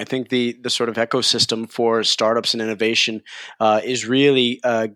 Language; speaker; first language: English; early bilingual, other home language; Spanish